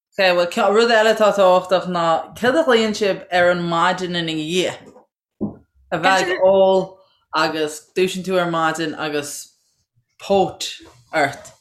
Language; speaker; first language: Irish; native; Irish